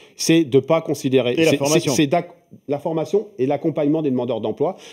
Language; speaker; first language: French; native; French